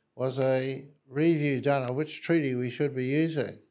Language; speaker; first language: English; native; English